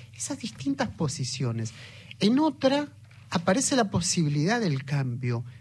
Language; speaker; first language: Spanish; native; Spanish